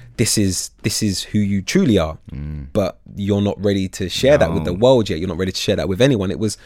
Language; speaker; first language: English; native; English